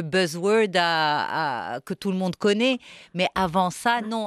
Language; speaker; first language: French; non-native, local second language; Arabic